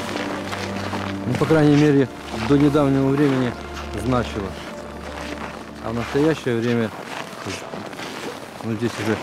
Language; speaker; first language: Russian; native; Russian